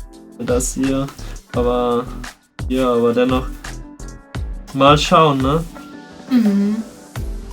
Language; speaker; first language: German; native; German